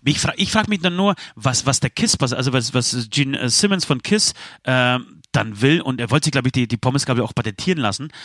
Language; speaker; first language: German; early bilingual, other home language; Polish